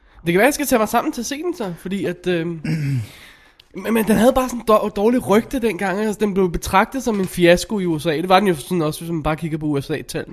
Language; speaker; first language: Danish; native; Danish